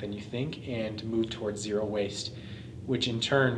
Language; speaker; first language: English; native; English